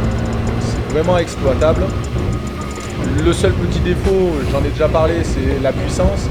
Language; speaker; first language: French; native; French